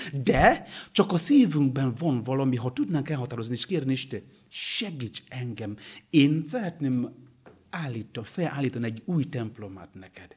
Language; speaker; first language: Hungarian; non-native, learner; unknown